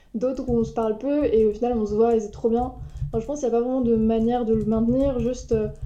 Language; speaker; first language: French; native; French